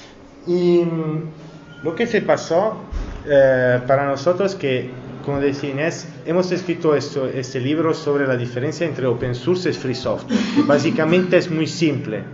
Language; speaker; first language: Spanish; non-native, learner; Italian